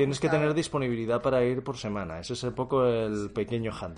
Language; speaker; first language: Spanish; native; Spanish